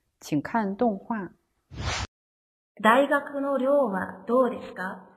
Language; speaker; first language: Japanese; non-native, fluent; Chinese